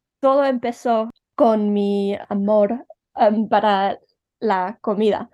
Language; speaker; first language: Spanish; early bilingual, heritage; Spanish